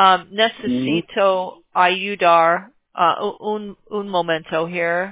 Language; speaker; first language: Spanish; non-native, learner; English